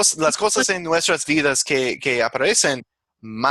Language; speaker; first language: Spanish; non-native, fluent; English